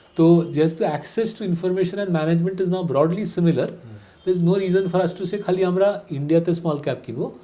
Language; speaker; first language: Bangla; early bilingual, heritage; Bangla